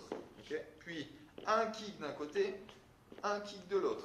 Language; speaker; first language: French; native; French